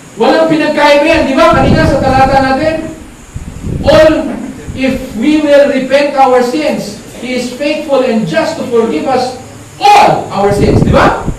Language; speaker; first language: Filipino; native; Filipino